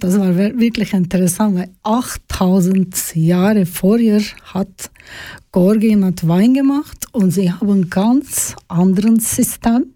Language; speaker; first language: German; non-native, learner; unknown